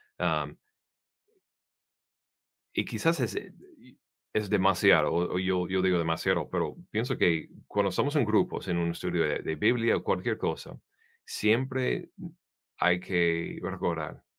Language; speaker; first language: Spanish; non-native, learner; English